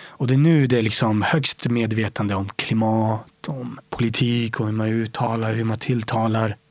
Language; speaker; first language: Swedish; early bilingual, other home language; Romany